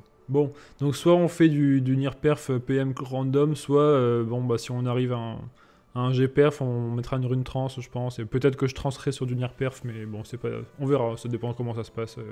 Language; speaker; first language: French; native; French